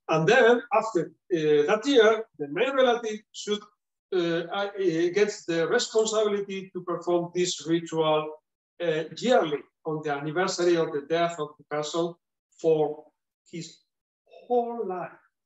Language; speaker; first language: English; non-native, fluent; Spanish